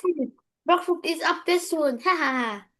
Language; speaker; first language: English; non-native, learner; Vietnamese